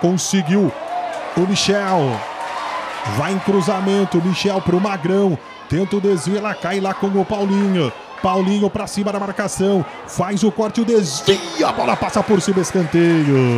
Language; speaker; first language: Portuguese; native; Portuguese